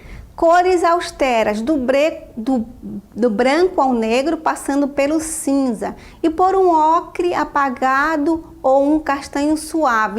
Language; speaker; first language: Portuguese; native; Portuguese